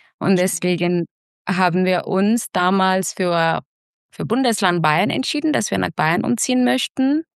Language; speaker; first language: German; non-native, fluent; Hindi